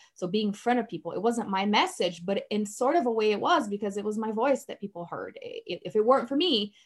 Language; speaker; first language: English; non-native, fluent; Portuguese